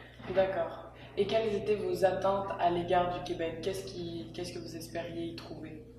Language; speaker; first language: French; native; French